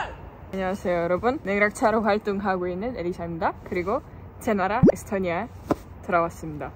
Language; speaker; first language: Korean; non-native, fluent; Estonian